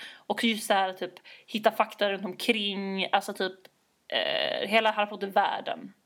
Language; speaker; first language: Swedish; native; Swedish